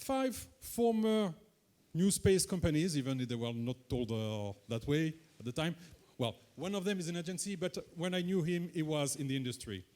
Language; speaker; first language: English; non-native, fluent; French